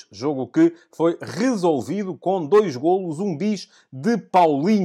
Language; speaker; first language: Portuguese; native; Portuguese